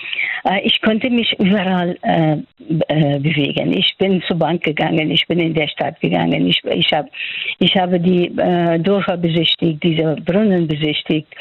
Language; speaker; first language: German; non-native, fluent; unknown